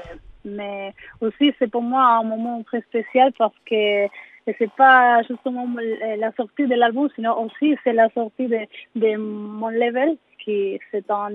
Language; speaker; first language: French; non-native, learner; Spanish